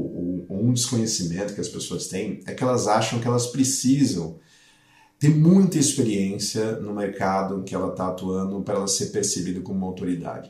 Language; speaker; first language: Portuguese; native; Portuguese